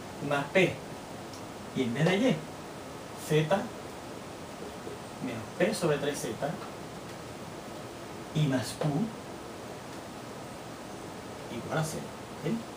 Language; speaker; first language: Spanish; native; Spanish